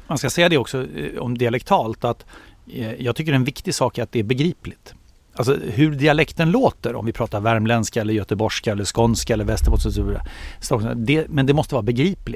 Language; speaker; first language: Swedish; native; Swedish